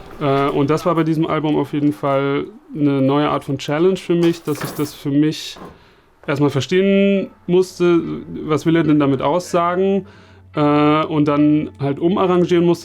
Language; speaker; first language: German; native; German